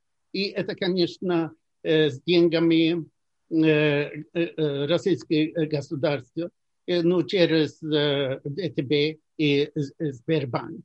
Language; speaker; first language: Russian; non-native, fluent; Swedish